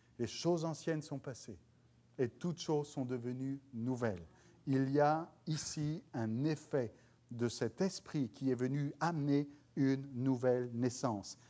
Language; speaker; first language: French; native; French